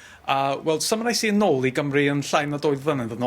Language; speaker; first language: Welsh; non-native, fluent; English